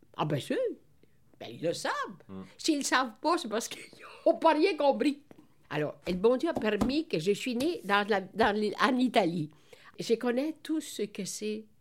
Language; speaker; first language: French; non-native, fluent; Italian